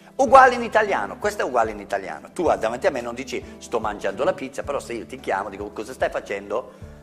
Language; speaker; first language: Italian; non-native, fluent; English